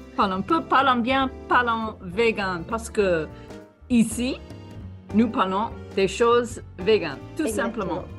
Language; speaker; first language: French; non-native, fluent; English